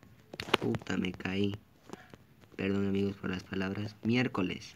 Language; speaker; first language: Spanish; native; Spanish